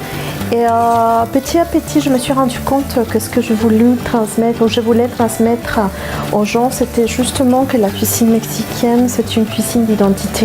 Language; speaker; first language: French; non-native, fluent; Spanish